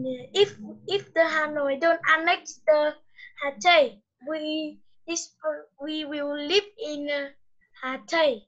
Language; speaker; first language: English; non-native, learner; Vietnamese